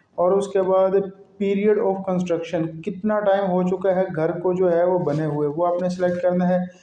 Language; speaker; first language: Urdu; non-native, local second language; Punjabi